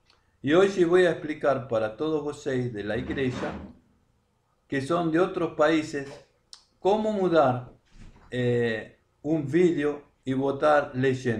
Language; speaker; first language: Spanish; non-native, learner; Portuguese